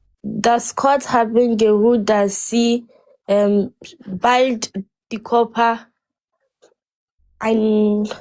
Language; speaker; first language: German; non-native, learner; Akan